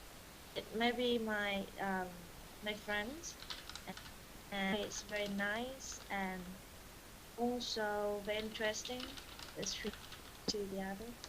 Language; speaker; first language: English; non-native, learner; Vietnamese